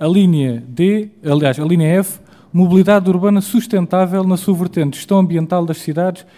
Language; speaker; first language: Portuguese; native; Portuguese